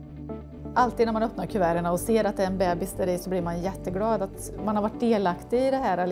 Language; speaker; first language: Swedish; native; Swedish